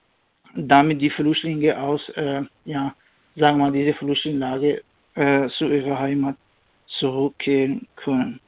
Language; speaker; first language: German; non-native, learner; Kurdish